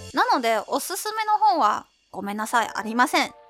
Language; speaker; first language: Japanese; non-native, fluent; Chinese